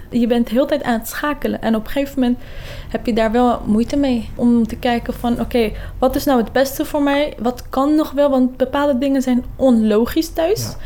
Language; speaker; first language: Dutch; early bilingual, other home language; Kurdish